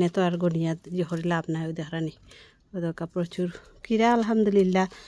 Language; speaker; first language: Assamese; native; Assamese